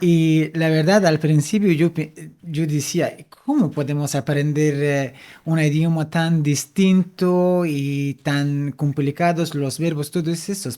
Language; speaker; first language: Spanish; non-native, fluent; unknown